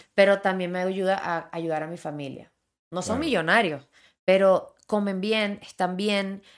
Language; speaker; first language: Spanish; native; Spanish